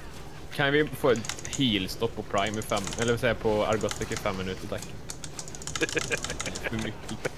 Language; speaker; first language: Swedish; native; Swedish